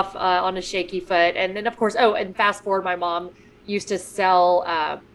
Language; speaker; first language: English; native; English